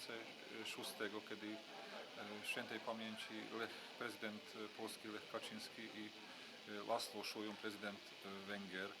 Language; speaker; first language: Polish; non-native, fluent; Hungarian